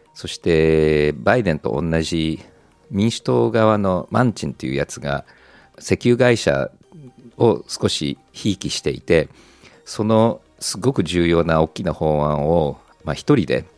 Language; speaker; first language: Japanese; non-native, fluent; English